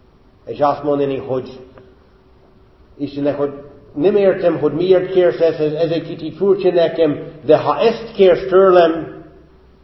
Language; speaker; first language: Hungarian; non-native, fluent; English